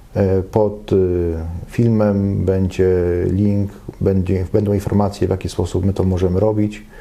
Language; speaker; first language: Polish; native; Polish